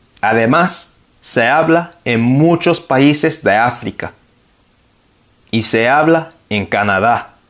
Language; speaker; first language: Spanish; non-native, fluent; English